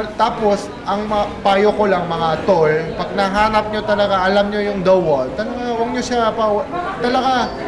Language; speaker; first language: Filipino; non-native, fluent; Korean